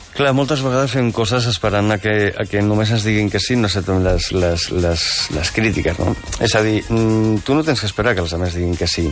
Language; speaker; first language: Catalan; non-native, local second language; Spanish